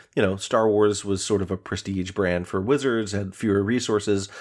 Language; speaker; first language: English; native; English